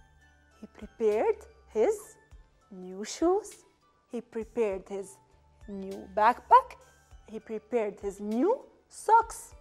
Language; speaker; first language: English; non-native, fluent; Arabic